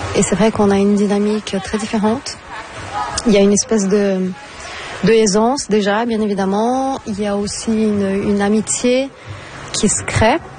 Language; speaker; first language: French; non-native, fluent; Portuguese